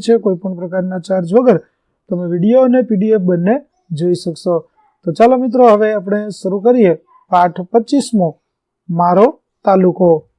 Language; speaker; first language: Gujarati; native; Gujarati